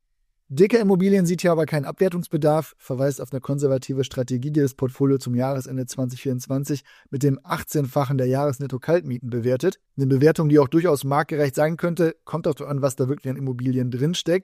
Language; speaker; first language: German; native; German